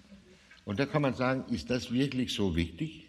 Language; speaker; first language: German; non-native, fluent; Danish